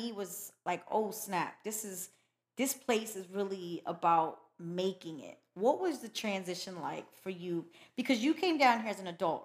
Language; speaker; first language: English; early bilingual, other home language; Spanish